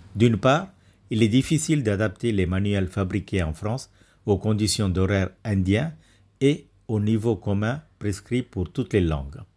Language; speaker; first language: French; non-native, fluent; Tamil